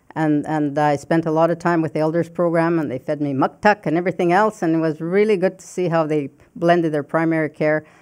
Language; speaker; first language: English; non-native, fluent; Cree